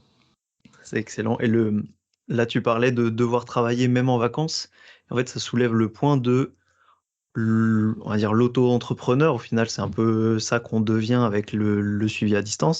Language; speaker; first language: French; native; French